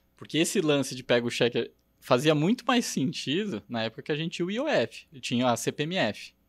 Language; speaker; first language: Portuguese; native; Portuguese